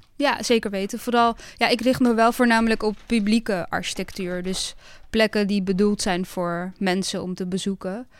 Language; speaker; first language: Dutch; early bilingual, other home language; Bosnian